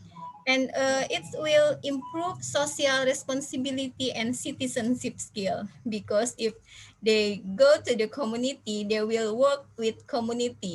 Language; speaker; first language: English; non-native, fluent; Indonesian